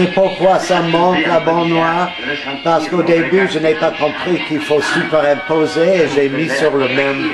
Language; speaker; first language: French; non-native, fluent; English